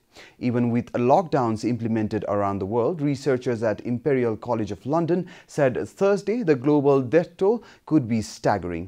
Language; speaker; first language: English; non-native, fluent; Nepali